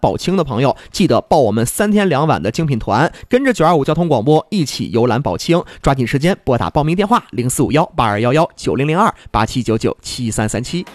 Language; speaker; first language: Chinese; native; Chinese